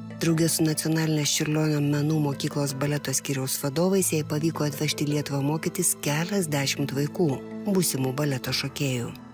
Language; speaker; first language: Lithuanian; native; Lithuanian